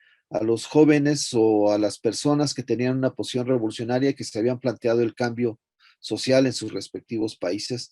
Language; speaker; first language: Spanish; native; Spanish